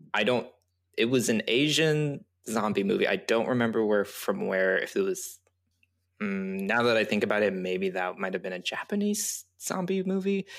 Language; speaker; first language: English; early bilingual, other home language; Chinese